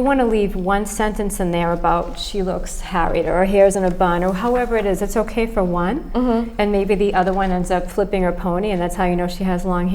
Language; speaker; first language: English; native; English